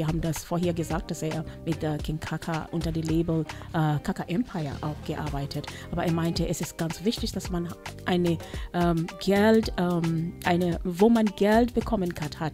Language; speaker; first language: German; non-native, local second language; Swahili